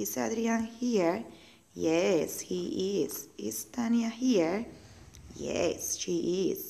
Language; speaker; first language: English; non-native, learner; Spanish